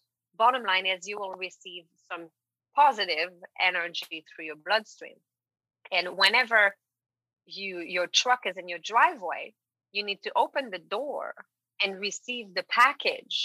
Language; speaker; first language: English; non-native, fluent; French